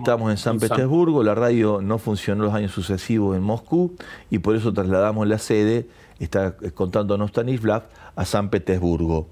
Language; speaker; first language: Italian; non-native, learner; Spanish